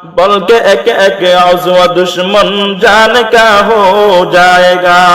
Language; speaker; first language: Urdu; non-native, fluent; Bangla